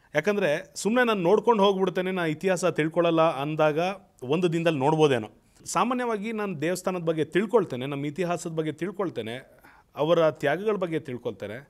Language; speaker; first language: Kannada; native; Kannada